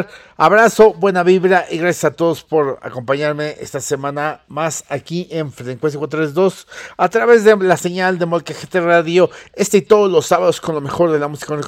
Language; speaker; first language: Spanish; native; Spanish